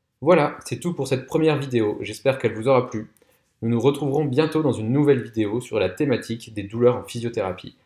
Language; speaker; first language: French; native; French